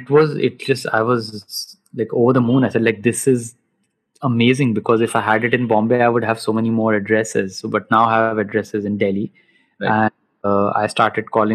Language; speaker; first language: English; non-native, local second language; Hindi